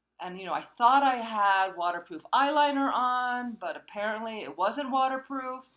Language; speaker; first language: English; early bilingual, other home language; Korean